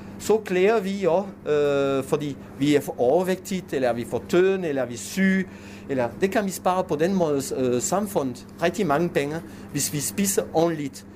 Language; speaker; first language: Danish; non-native, fluent; French